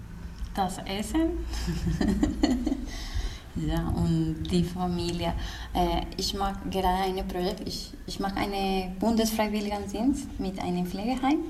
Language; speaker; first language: German; non-native, learner; Spanish